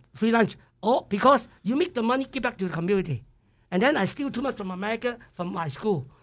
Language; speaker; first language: English; non-native, local second language; Cantonese